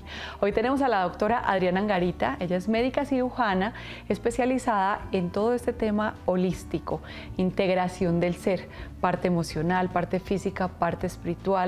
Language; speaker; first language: Spanish; native; Spanish